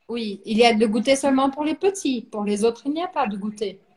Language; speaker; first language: French; non-native, fluent; Portuguese